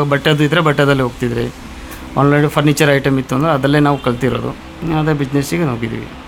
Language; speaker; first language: Kannada; non-native, fluent; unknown